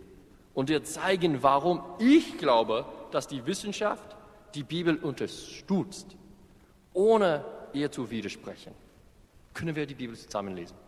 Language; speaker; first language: German; non-native, fluent; English